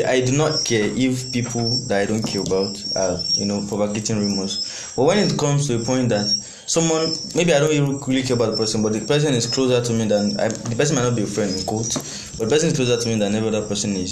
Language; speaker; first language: English; non-native, local second language; Yoruba